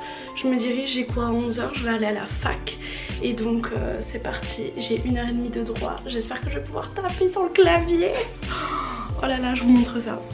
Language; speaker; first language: French; native; French